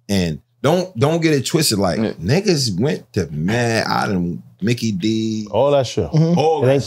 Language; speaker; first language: English; native; English